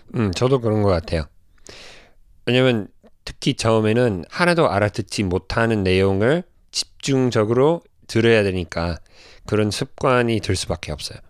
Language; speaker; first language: Korean; non-native, fluent; English